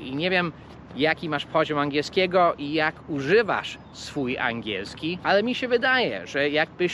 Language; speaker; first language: Polish; non-native, fluent; English